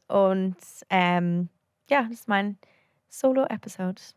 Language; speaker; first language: German; non-native, learner; English